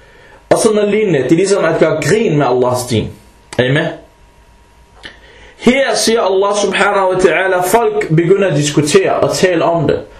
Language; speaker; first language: Danish; non-native, fluent; Arabic